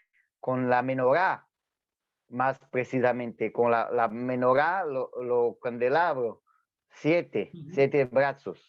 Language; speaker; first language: Spanish; non-native, fluent; Portuguese